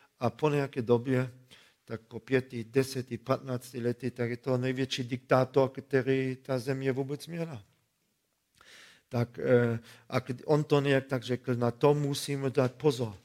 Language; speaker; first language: Czech; non-native, fluent; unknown